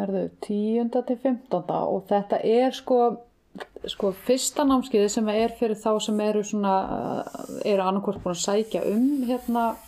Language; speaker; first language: Icelandic; native; Icelandic